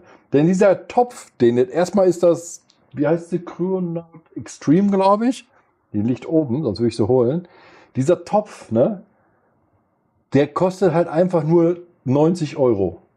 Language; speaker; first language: German; native; German